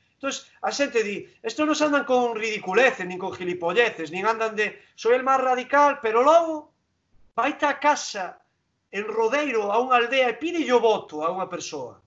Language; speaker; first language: Galician; non-native, local second language; Spanish